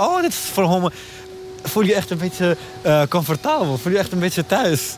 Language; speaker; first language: Dutch; non-native, learner; Arabic